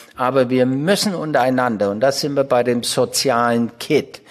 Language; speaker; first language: German; native; German